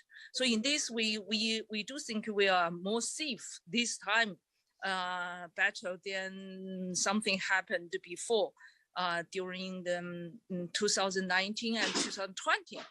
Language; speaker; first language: English; non-native, learner; Chinese